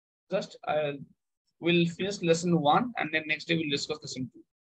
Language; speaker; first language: English; non-native, local second language; Bangla